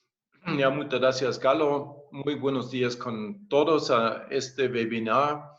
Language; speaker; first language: Spanish; non-native, fluent; German